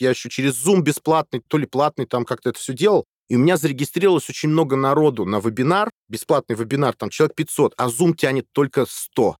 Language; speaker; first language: Russian; native; Russian